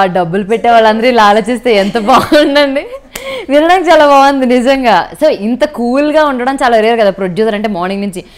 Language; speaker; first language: Telugu; native; Telugu